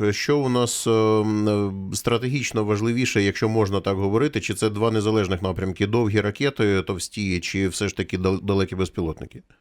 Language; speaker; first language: Ukrainian; native; Ukrainian